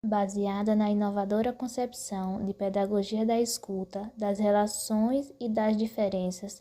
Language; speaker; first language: Portuguese; native; Portuguese